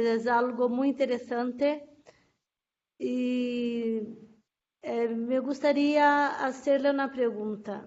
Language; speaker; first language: Spanish; non-native, fluent; Portuguese